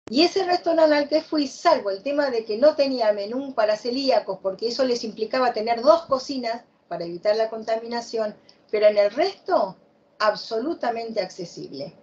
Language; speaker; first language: Spanish; native; Spanish